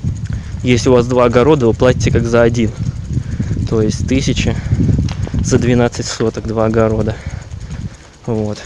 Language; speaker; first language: Russian; native; Russian